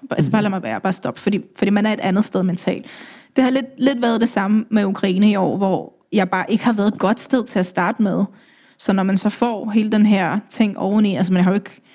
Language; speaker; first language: Danish; early bilingual, other home language; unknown